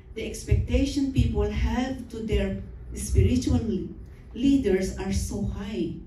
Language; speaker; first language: English; non-native, local second language; Filipino